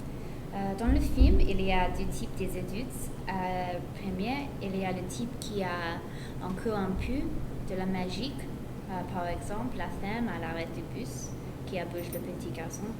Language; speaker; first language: French; non-native, learner; English